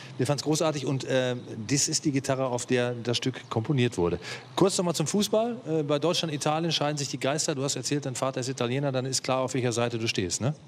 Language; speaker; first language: German; native; German